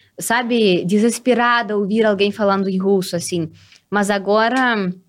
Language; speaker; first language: Portuguese; non-native, fluent; Russian